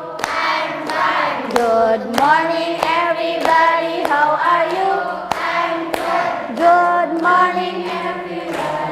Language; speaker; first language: English; non-native, learner; Indonesian